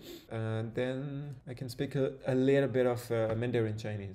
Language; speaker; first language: English; non-native, fluent; French